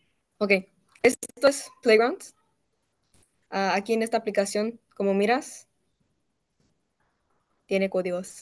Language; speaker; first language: Spanish; early bilingual, heritage; Spanish